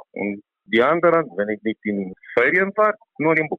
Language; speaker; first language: German; non-native, learner; Romanian